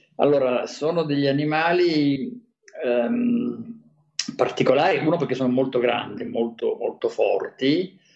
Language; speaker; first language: Italian; native; Italian